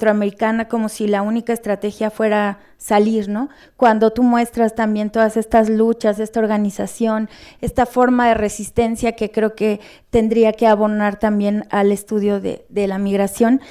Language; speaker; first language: Spanish; native; Spanish